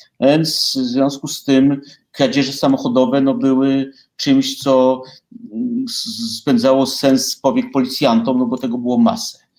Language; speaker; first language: Polish; native; Polish